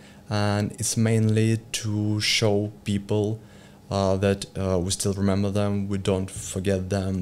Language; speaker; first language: English; non-native, learner; Ukrainian